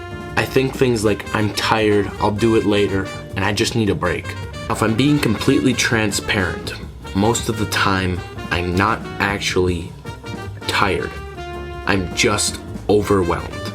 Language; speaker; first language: English; native; English